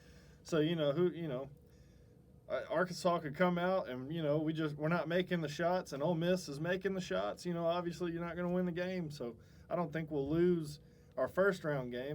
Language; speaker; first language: English; native; English